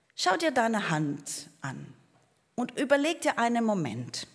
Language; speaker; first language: German; non-native, fluent; Portuguese